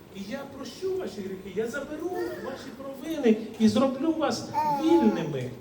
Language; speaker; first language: Ukrainian; native; Ukrainian